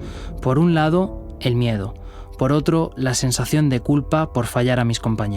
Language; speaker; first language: Spanish; native; Spanish